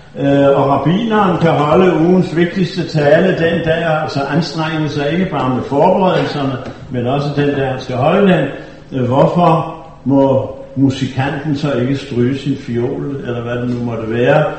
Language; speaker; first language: Danish; native; Danish